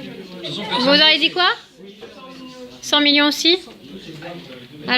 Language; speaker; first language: French; native; French